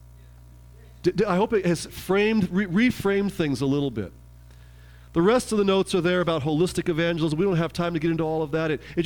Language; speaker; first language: English; native; English